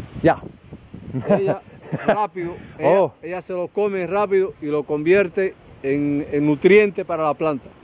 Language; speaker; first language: Spanish; non-native, learner; English